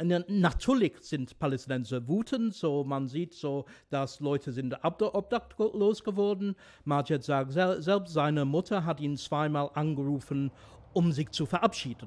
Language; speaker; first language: German; non-native, fluent; English